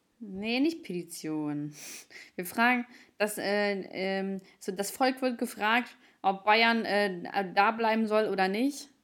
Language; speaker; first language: German; early bilingual, other home language; Ukrainian